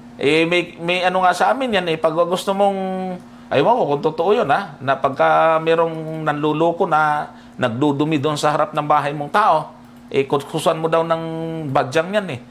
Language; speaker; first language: Filipino; native; Filipino